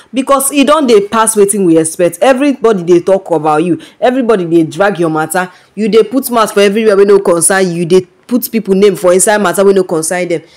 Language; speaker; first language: Nigerian Pidgin; non-native, local second language; Yoruba